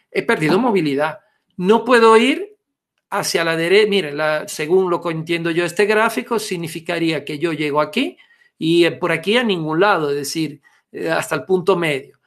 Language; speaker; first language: Spanish; non-native, fluent; Italian